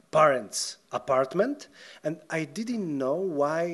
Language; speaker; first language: English; non-native, fluent; Polish